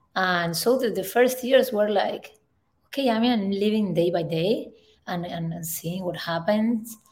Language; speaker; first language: English; non-native, fluent; Spanish